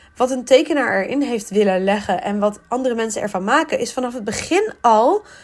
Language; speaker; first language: Dutch; native; Dutch